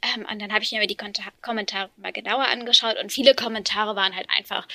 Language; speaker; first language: German; native; German